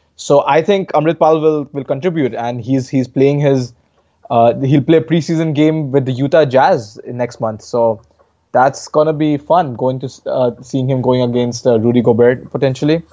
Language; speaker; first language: English; non-native, local second language; Hindi